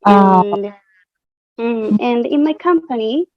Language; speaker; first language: English; non-native, fluent; Japanese